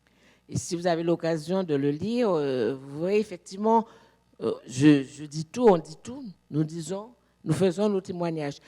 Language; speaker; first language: French; native; French